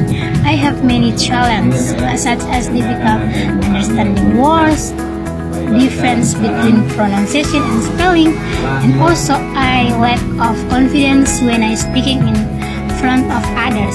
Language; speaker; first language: English; non-native, learner; Indonesian